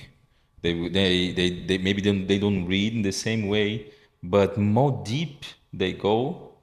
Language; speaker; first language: English; non-native, fluent; Portuguese